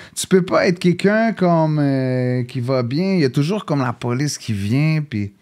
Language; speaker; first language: French; early bilingual, other home language; English